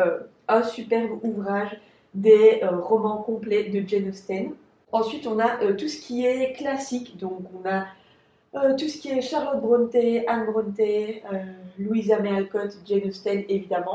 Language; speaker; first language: French; native; French